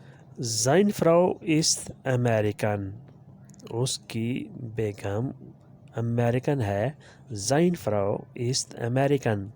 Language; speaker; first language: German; non-native, learner; Urdu